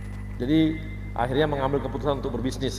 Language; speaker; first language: Indonesian; native; Indonesian